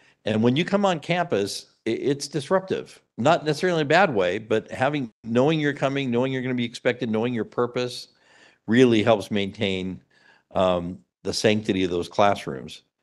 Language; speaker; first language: English; native; English